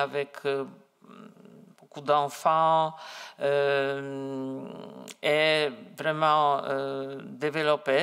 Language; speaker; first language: French; non-native, fluent; Polish